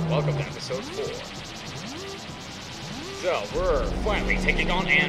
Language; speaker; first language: English; native; English